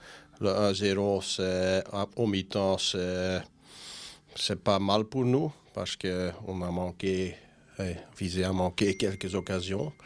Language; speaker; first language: French; non-native, learner; Dutch